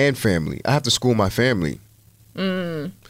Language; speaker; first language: English; native; English